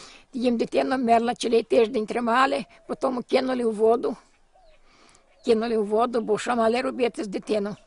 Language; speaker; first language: Ukrainian; early bilingual, heritage; Ukrainian